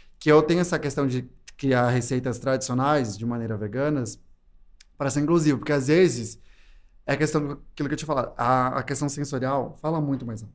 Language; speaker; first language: Portuguese; native; Portuguese